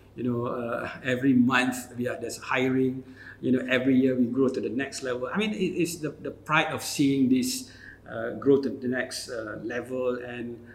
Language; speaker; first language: English; non-native, local second language; Malay